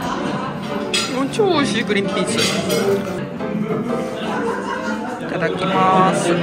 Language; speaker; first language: Japanese; native; Japanese